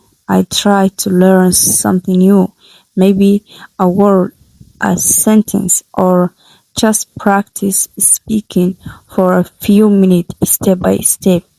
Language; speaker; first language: English; non-native, learner; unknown